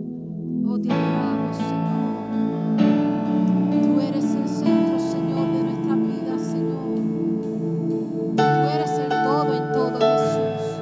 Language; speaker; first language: Spanish; native; Spanish